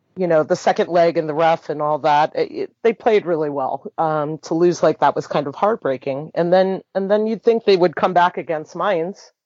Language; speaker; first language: English; early bilingual, other home language; German